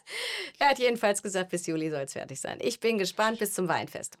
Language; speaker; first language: German; native; German